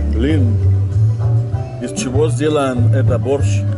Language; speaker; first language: Russian; non-native, learner; Spanish